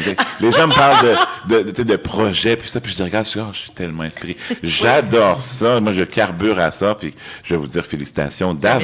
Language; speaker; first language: French; native; French